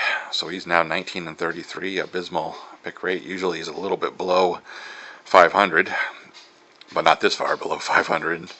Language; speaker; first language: English; native; English